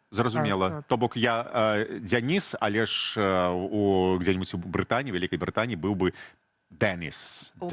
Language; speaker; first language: Belarusian; native; Belarusian